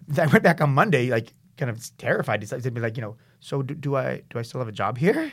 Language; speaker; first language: English; native; English